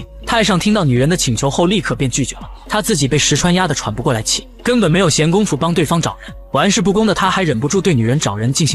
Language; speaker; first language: Chinese; native; Chinese